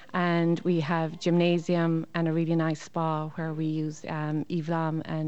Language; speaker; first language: English; native; English